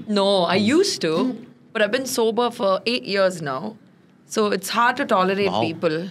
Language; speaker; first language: English; non-native, local second language; Tamil